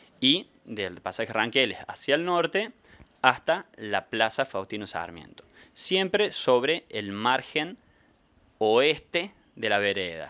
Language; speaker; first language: Spanish; native; Spanish